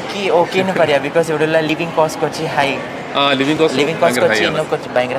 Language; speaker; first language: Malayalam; early bilingual, heritage; Malayalam